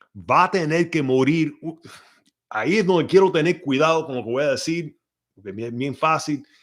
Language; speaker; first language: Spanish; early bilingual, heritage; Spanish